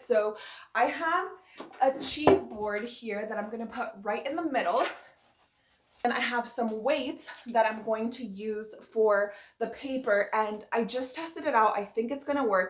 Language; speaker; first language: English; early bilingual, other home language; Spanish